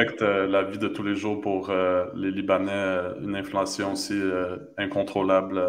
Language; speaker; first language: French; native; French